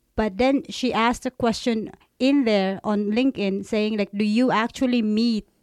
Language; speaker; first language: English; non-native, local second language; Cebuano